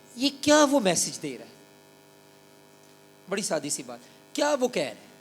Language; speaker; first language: Urdu; non-native, local second language; Punjabi